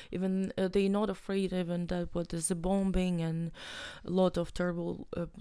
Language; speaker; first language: English; non-native, learner; Ukrainian